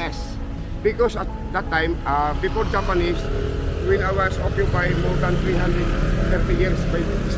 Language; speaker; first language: English; non-native, local second language; Filipino